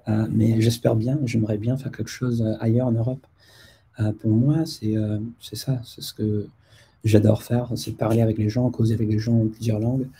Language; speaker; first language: French; non-native, fluent; English